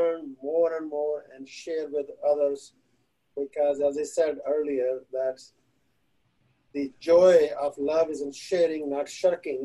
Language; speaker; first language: English; non-native, local second language; Hindi